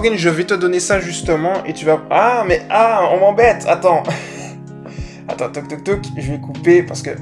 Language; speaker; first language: French; native; French